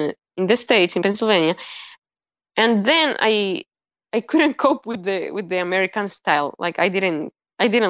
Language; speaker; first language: English; early bilingual, other home language; Spanish